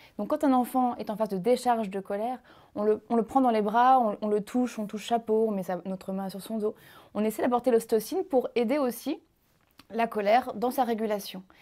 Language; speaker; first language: French; native; French